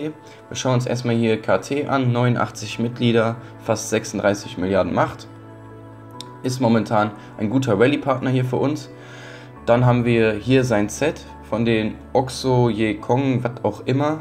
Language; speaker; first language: German; native; German